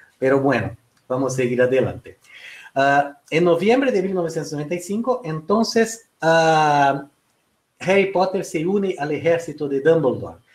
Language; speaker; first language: Spanish; non-native, fluent; Portuguese